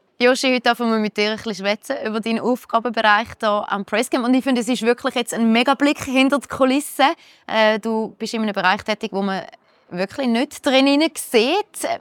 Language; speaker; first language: German; native; German